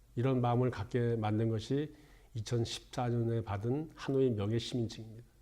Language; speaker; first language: Korean; native; Korean